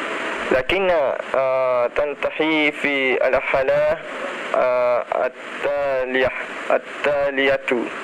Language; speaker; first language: Arabic; non-native, learner; Malay